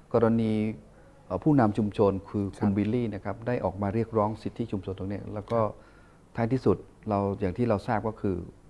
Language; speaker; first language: Thai; non-native, local second language; Karen languages